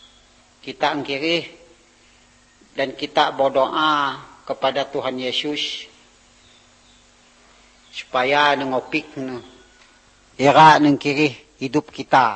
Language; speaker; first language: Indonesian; non-native, local second language; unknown